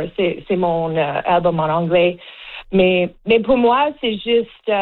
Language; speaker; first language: French; non-native, learner; English